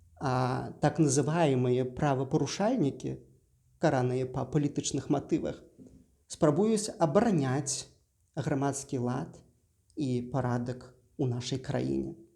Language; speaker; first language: Belarusian; native; Belarusian